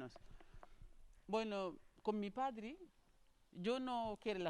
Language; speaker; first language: Spanish; non-native, learner; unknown